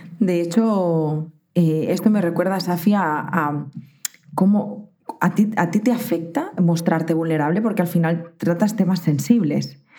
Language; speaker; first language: Spanish; native; Spanish